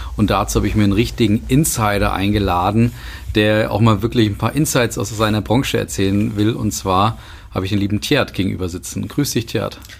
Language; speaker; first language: German; native; German